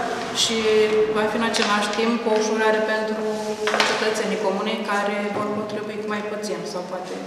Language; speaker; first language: Romanian; native; Romanian